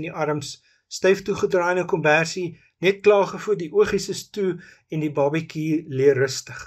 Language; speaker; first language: Afrikaans; native; Afrikaans